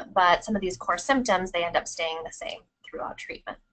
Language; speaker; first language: English; native; English